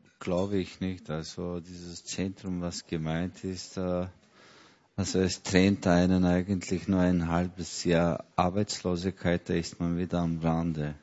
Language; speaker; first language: German; non-native, fluent; Kurdish